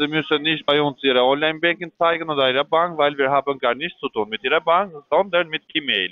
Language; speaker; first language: German; non-native, fluent; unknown